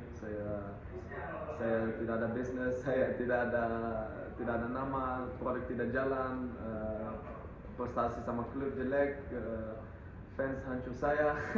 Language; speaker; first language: Indonesian; non-native, fluent; Dutch